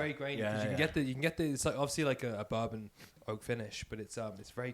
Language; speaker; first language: English; native; English